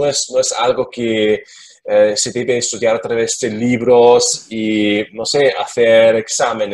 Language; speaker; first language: Spanish; non-native, learner; German